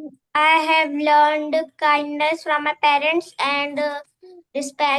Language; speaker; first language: English; non-native, fluent; Hindi